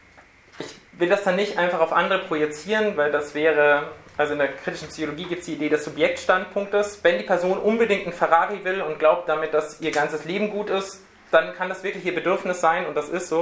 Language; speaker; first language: German; native; German